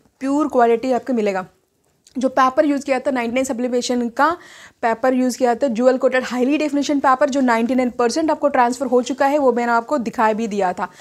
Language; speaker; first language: Hindi; non-native, local second language; Telugu